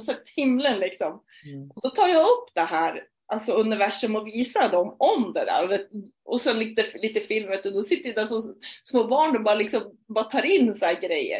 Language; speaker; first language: Swedish; native; Swedish